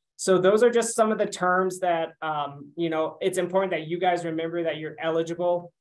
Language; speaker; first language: English; native; English